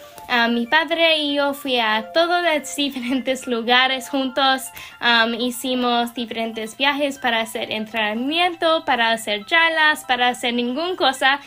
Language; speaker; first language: Spanish; non-native, learner; English